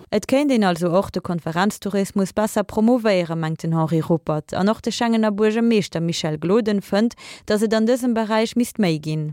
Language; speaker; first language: Luxembourgish; native; Luxembourgish